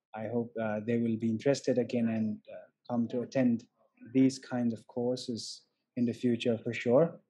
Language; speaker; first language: English; non-native, fluent; Thai